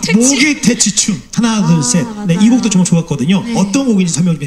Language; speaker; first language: Korean; native; Korean